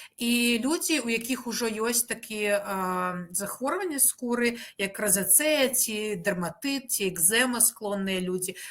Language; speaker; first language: Belarusian; native; Belarusian